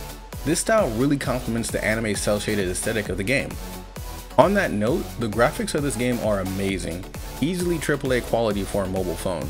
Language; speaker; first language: English; native; English